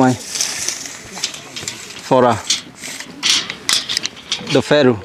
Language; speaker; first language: Portuguese; non-native, learner; Vietnamese